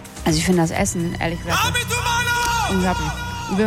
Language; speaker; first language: German; native; German